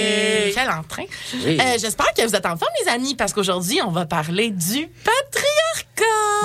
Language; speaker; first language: French; native; French